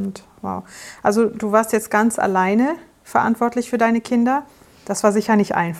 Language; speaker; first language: German; native; German